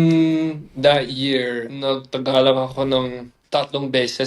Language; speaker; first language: Filipino; non-native, fluent; English